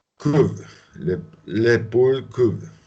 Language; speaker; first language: French; non-native, learner; Spanish